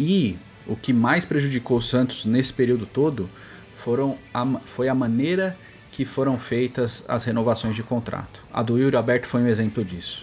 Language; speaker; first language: Portuguese; native; Portuguese